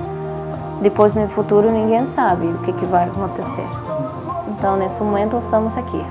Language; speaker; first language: Portuguese; non-native, fluent; Arabic